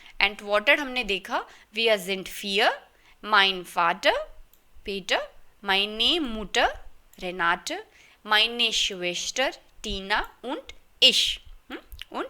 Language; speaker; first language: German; non-native, fluent; Hindi